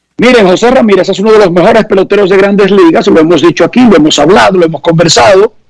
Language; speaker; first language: Spanish; native; Spanish